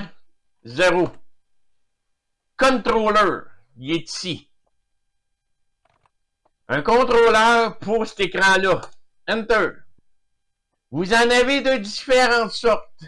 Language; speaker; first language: French; native; French